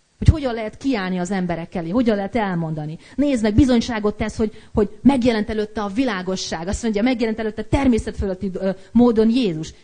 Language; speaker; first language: Hungarian; native; Hungarian